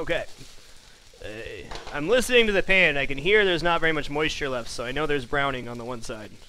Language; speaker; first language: English; native; English